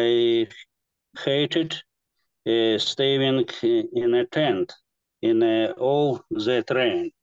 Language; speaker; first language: English; non-native, learner; Russian